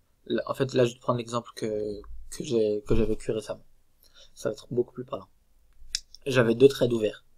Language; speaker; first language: French; native; French